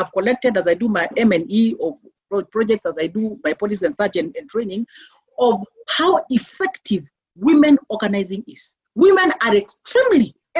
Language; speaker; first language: English; non-native, local second language; Meru